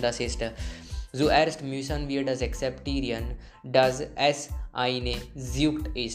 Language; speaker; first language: German; non-native, learner; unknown